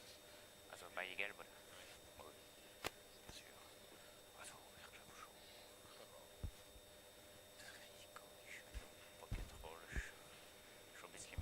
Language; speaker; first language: German; non-native, fluent; French